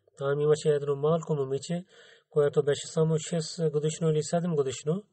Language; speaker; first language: Bulgarian; non-native, fluent; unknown